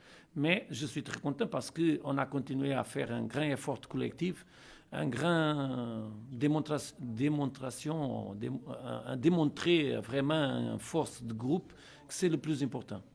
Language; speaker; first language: French; non-native, learner; Portuguese